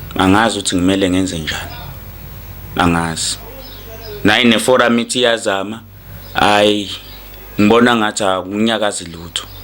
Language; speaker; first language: Zulu; native; Zulu